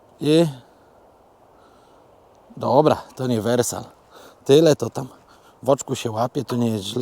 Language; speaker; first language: Polish; native; Polish